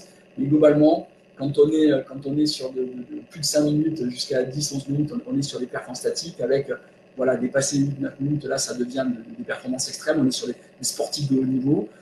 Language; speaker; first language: French; native; French